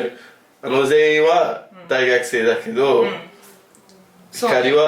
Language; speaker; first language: Japanese; non-native, fluent; English